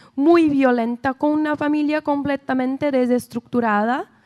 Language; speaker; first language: Spanish; non-native, learner; Portuguese